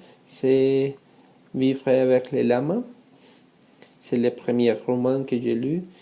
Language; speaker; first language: French; non-native, learner; Spanish